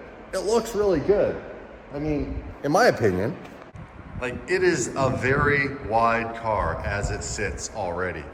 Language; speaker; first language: English; native; English